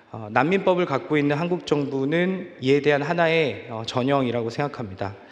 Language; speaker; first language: Korean; native; Korean